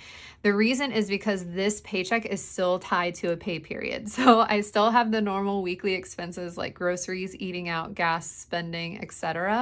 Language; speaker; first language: English; native; English